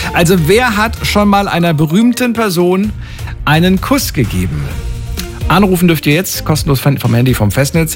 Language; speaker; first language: German; native; German